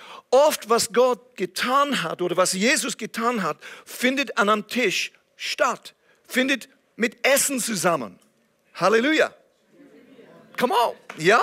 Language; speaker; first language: German; non-native, fluent; English